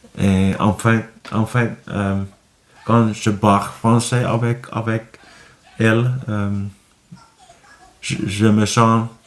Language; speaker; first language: French; non-native, learner; Finnish